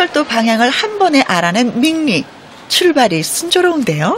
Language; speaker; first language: Korean; native; Korean